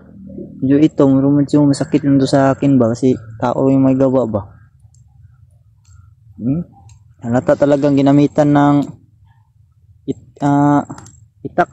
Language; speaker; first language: Filipino; non-native, local second language; Cebuano